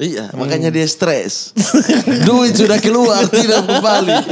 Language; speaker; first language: Indonesian; native; Indonesian